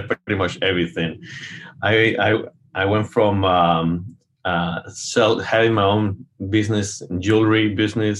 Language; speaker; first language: English; non-native, fluent; Spanish